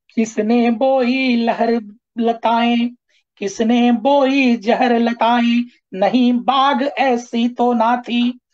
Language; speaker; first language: Hindi; native; Hindi